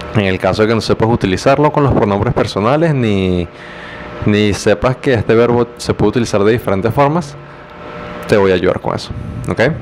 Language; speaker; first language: Spanish; native; Spanish